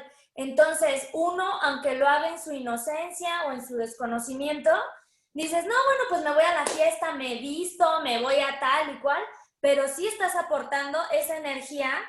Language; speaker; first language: Spanish; native; Spanish